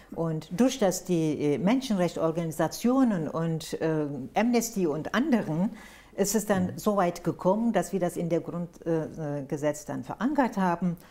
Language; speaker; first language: German; non-native, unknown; Turkish